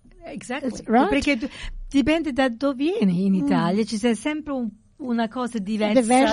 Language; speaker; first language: Italian; early bilingual, heritage; English